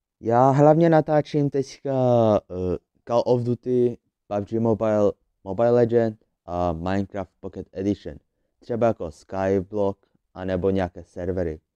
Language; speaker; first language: Czech; early bilingual, other home language; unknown